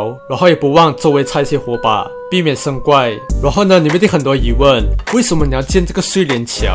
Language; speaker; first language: Chinese; native; Chinese